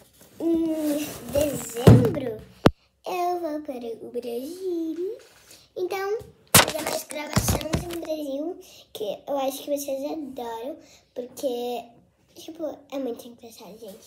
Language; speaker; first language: Portuguese; early bilingual, heritage; Portuguese